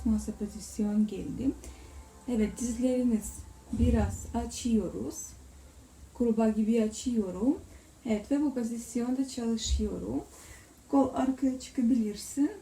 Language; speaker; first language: Turkish; non-native, learner; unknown